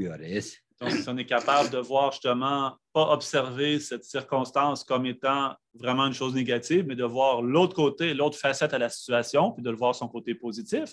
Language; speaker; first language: French; native; French